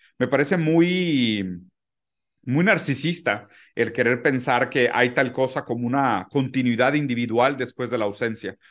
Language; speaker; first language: Spanish; early bilingual, other home language; Portuguese